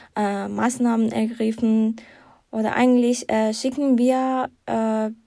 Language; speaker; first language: German; non-native, learner; Persian